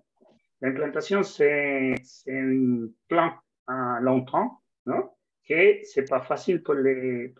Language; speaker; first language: French; non-native, fluent; Spanish